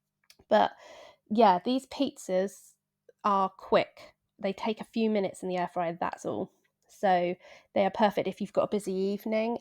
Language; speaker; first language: English; native; English